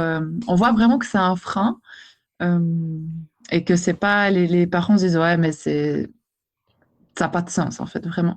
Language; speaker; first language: French; native; French